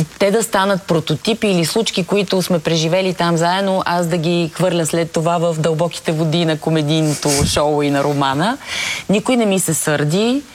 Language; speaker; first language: Bulgarian; native; Bulgarian